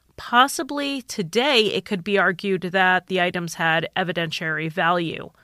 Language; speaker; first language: English; native; English